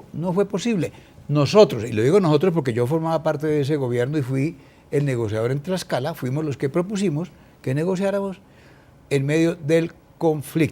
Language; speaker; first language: Spanish; native; Spanish